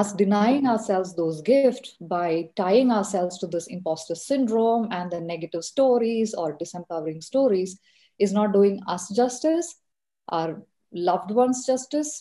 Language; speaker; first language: English; non-native, local second language; Malayalam